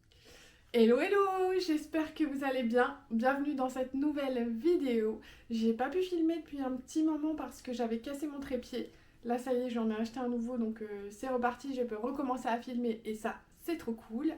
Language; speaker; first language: French; native; French